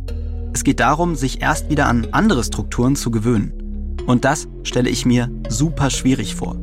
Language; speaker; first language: German; native; German